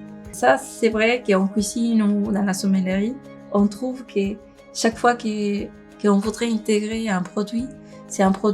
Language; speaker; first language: French; non-native, fluent; Spanish